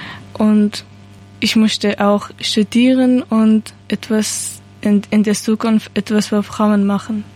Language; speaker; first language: German; non-native, learner; Persian